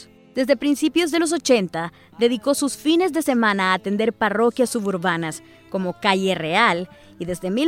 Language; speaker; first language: Spanish; native; Spanish